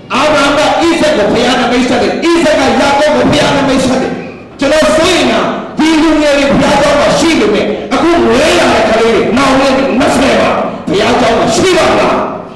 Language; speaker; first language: Burmese; non-native, local second language; Hakha Chin